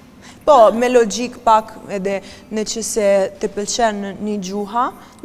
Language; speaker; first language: Albanian; non-native, learner; Romanian